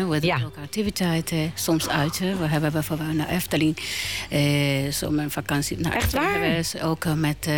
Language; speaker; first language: Dutch; non-native, learner; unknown